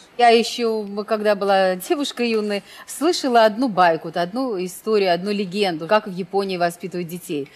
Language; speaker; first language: Russian; native; Russian